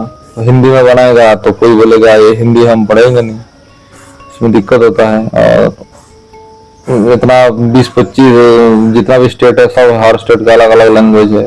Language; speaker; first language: Hindi; non-native, local second language; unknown